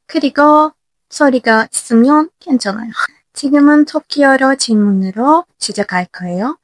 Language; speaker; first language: Korean; non-native, learner; Turkish